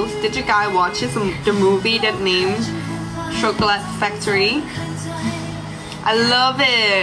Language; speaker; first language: English; non-native, learner; Thai